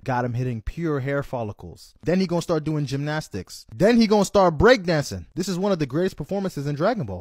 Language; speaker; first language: English; native; English